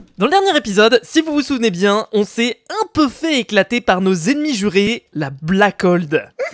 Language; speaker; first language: French; native; French